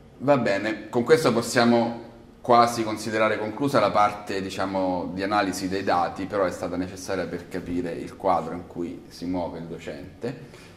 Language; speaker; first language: Italian; native; Italian